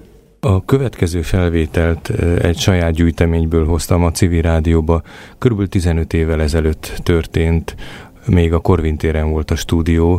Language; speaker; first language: Hungarian; native; Hungarian